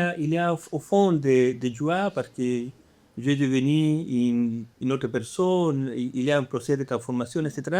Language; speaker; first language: French; non-native, fluent; Spanish